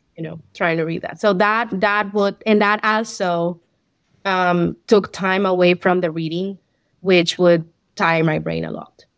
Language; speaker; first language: English; non-native, fluent; Spanish